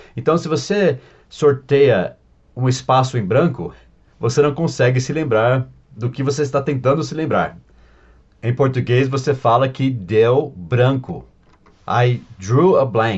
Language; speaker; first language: Portuguese; non-native, fluent; English